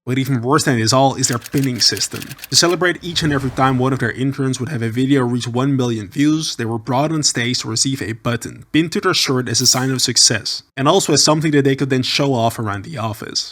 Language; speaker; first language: English; native; English